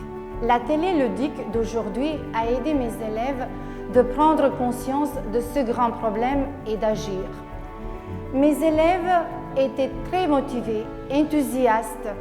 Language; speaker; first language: French; non-native, fluent; Slovenian